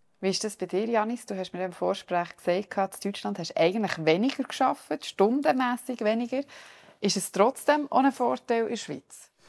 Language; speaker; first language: German; native; German